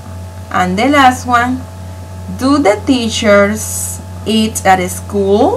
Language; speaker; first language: English; non-native, local second language; Spanish